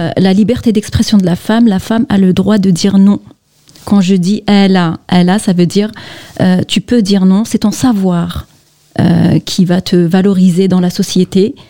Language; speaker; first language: French; non-native, local second language; Kabyle